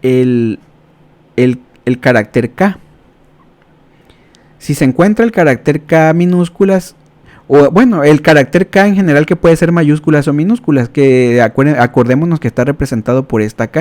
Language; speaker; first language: Spanish; native; Spanish